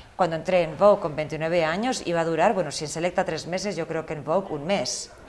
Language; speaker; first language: Spanish; early bilingual, heritage; Spanish